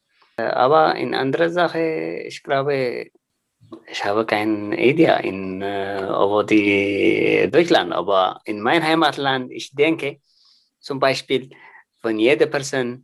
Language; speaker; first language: German; non-native, learner; Tigrinya